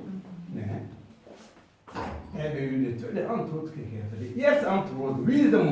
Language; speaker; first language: Dutch; non-native, learner; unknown